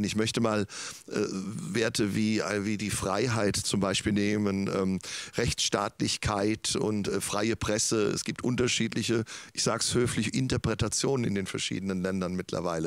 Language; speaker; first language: German; native; German